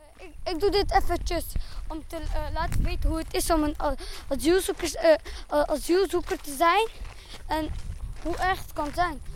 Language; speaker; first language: Dutch; early bilingual, other home language; Persian